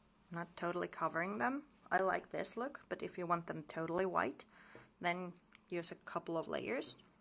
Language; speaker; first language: English; non-native, fluent; Finnish